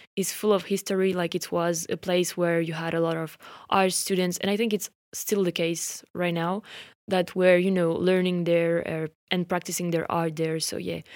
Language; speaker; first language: English; non-native, fluent; French